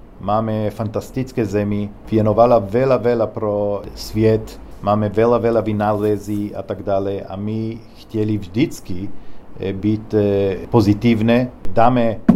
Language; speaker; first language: Czech; non-native, learner; Hebrew